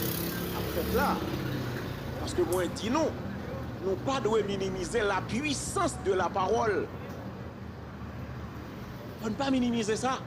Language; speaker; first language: French; non-native, local second language; Haitian Creole